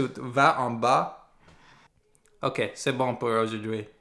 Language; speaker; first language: French; non-native, learner; English